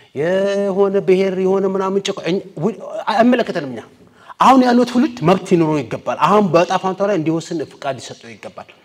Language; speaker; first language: Amharic; non-native, local second language; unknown